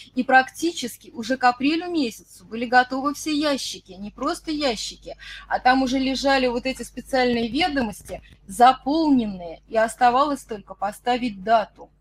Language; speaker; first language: Russian; native; Russian